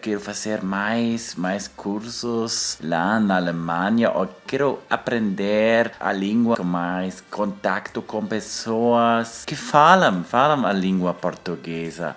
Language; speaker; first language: Spanish; non-native, learner; German